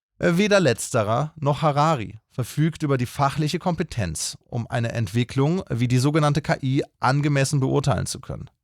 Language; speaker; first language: German; native; German